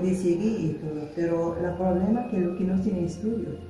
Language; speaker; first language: Spanish; non-native, local second language; Arabic